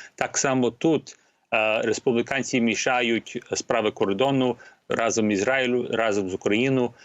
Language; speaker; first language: Ukrainian; early bilingual, heritage; Ukrainian